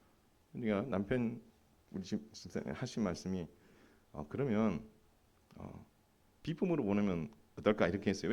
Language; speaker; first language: Korean; native; Korean